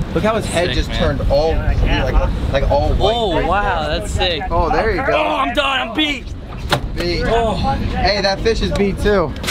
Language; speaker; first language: English; native; English